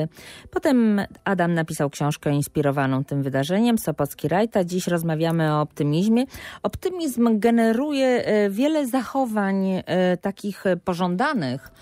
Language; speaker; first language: Polish; native; Polish